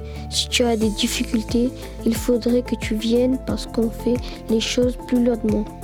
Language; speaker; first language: French; early bilingual, other home language; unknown